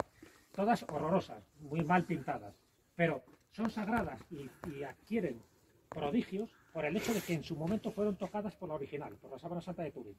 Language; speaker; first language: Spanish; native; Spanish